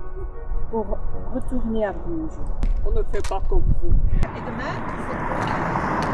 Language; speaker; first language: French; non-native, local second language; Dutch